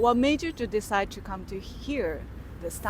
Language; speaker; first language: English; non-native, local second language; Japanese